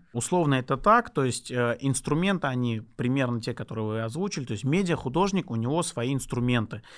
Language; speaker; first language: Russian; non-native, local second language; Lezghian